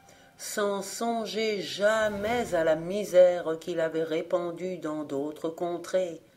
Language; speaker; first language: French; native; French